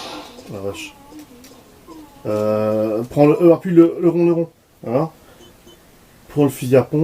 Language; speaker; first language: French; native; French